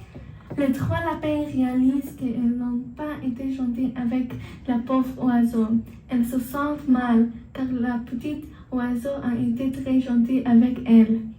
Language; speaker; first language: French; non-native, learner; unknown